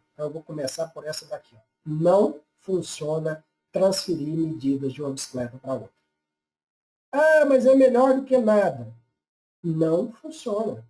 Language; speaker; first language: Portuguese; native; Portuguese